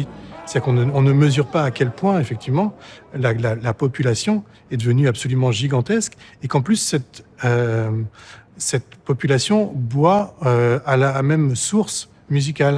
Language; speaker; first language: French; native; French